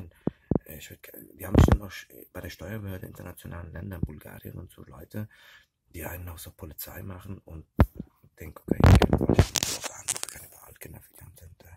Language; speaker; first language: German; early bilingual, other home language; Turkish